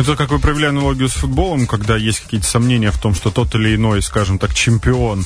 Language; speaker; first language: Russian; native; Russian